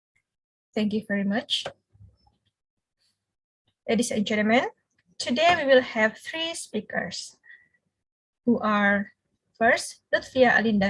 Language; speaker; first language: English; non-native, fluent; Indonesian